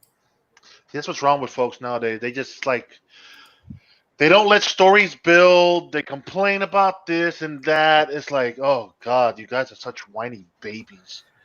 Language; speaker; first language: English; native; English